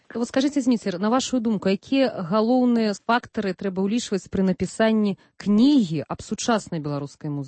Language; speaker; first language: Belarusian; native; Belarusian